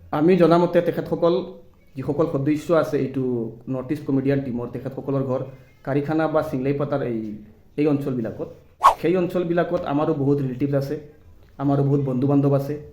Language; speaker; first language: Assamese; non-native, local second language; Bangla